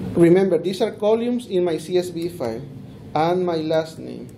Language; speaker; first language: English; non-native, fluent; Spanish